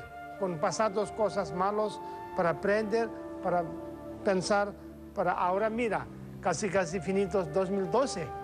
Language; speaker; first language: Spanish; non-native, learner; Tibetan